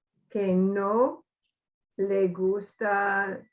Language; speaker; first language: Spanish; non-native, learner; English